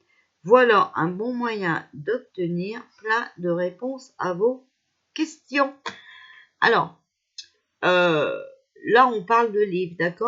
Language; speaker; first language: French; native; French